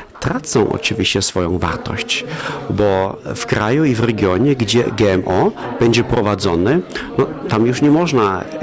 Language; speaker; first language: Polish; non-native, fluent; German